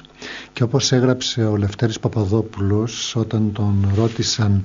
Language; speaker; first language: Greek; native; Greek